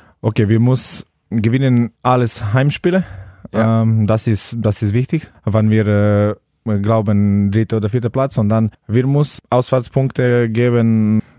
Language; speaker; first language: German; non-native, learner; Slovenian